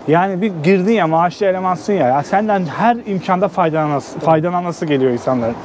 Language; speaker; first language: Turkish; native; Turkish